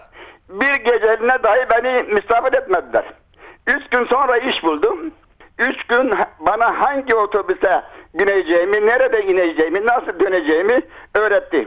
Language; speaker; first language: Turkish; non-native, local second language; Kurdish